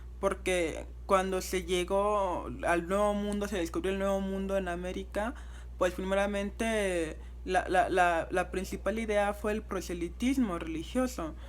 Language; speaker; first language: Spanish; non-native, fluent; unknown